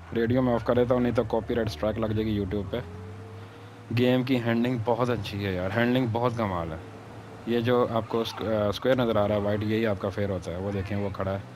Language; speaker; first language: Urdu; native; Urdu